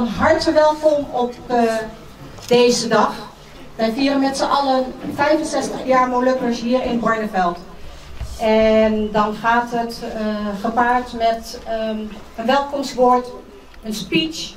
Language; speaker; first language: Dutch; early bilingual, other home language; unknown